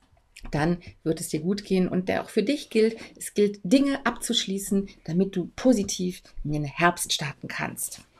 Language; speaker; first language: German; native; German